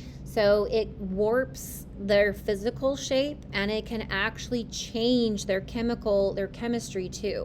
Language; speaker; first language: English; native; English